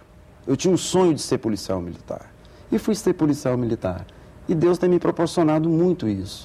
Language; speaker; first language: Portuguese; native; Portuguese